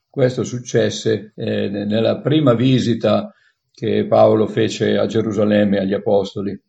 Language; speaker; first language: Italian; native; Italian